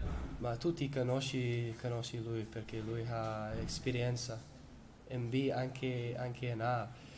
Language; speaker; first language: Italian; non-native, learner; English